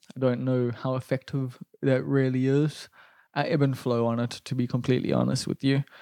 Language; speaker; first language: English; native; English